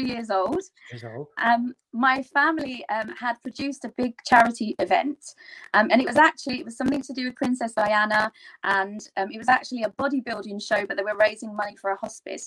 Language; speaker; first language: English; native; English